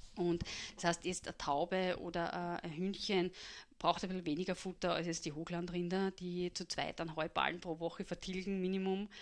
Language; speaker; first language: German; native; German